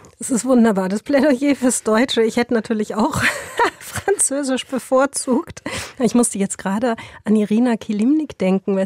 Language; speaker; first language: German; native; German